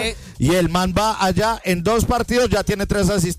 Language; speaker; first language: Spanish; native; Spanish